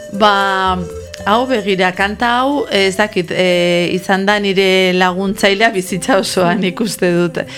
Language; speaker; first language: Basque; non-native, local second language; Spanish